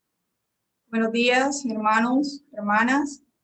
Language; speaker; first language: Spanish; native; Spanish